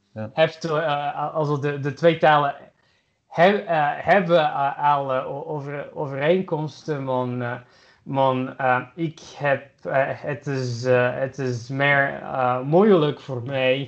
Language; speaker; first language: Dutch; non-native, learner; German